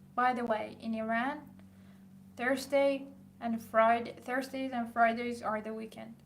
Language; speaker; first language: English; non-native, fluent; Persian